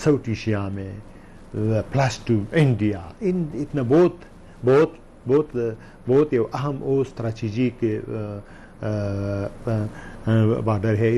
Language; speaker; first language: Hindi; non-native, learner; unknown